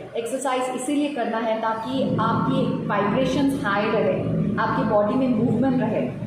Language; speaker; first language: Hindi; non-native, local second language; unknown